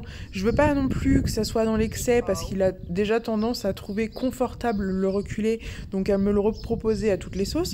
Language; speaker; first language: French; native; French